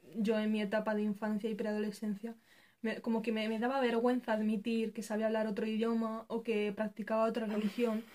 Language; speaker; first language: Spanish; early bilingual, other home language; Arabic